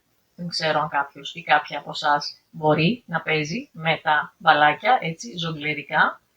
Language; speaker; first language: Greek; native; Greek